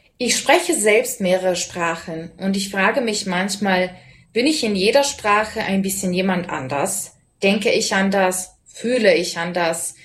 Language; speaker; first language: German; non-native, fluent; Serbian